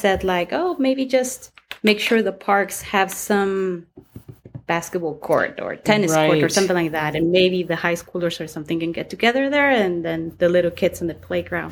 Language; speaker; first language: English; non-native, fluent; Spanish